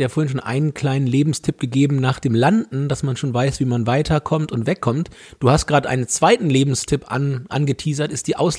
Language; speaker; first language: German; native; German